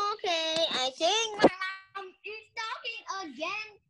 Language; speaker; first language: English; non-native, learner; Vietnamese